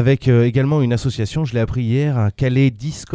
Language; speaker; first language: French; native; French